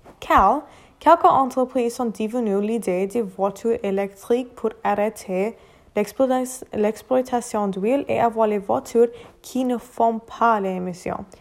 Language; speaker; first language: French; non-native, learner; English